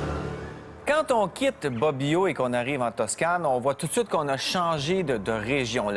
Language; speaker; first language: French; native; French